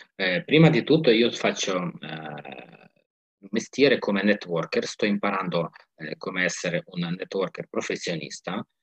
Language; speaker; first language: Italian; non-native, fluent; Ukrainian